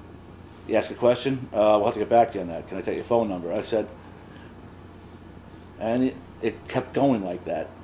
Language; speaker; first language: English; native; English